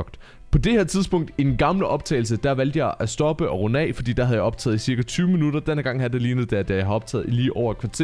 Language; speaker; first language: Danish; native; Danish